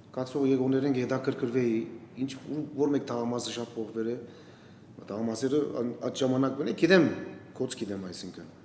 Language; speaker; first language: Armenian; native; Armenian